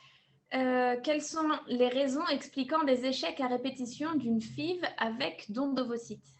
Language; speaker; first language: French; native; French